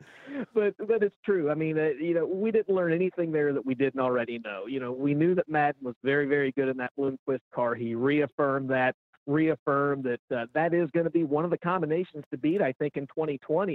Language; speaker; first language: English; native; English